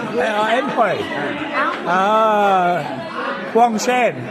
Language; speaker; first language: Chinese; non-native, learner; English